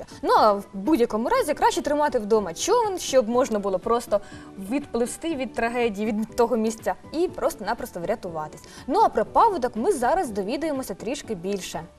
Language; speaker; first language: Ukrainian; native; Ukrainian